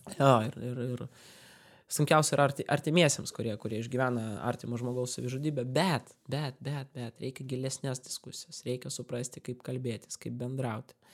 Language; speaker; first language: Lithuanian; non-native, local second language; Russian